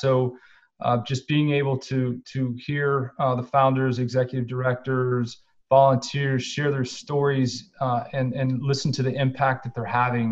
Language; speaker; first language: English; native; English